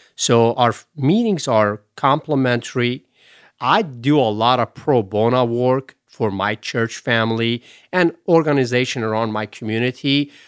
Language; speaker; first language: English; non-native, fluent; Persian